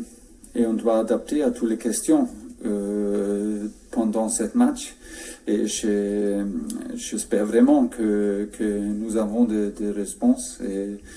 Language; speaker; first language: French; non-native, fluent; German